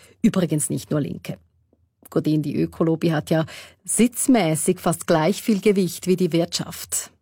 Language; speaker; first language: German; native; German